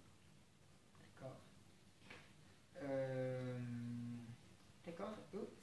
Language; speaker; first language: French; non-native, fluent; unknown